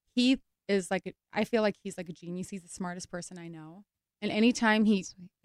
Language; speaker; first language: English; native; English